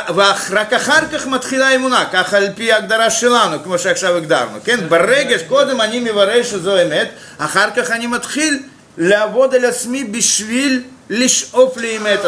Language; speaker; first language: Hebrew; non-native, fluent; Russian